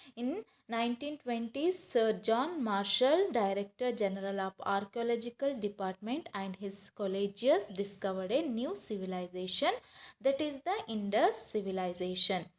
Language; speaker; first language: English; non-native, local second language; Kannada